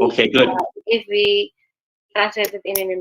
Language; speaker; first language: English; non-native, learner; Indonesian